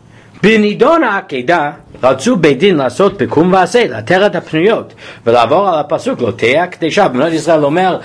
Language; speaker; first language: Hebrew; non-native, fluent; English